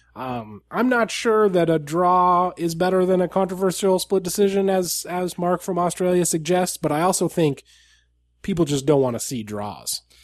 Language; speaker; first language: English; native; English